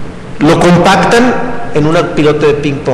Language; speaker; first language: Spanish; native; Spanish